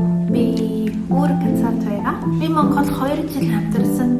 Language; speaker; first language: Mongolian; non-native, learner; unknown